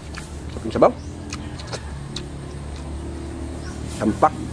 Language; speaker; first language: Filipino; native; Filipino